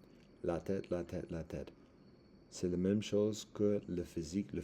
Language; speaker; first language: French; non-native, learner; English